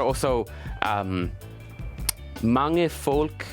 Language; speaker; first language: Norwegian; non-native, learner; English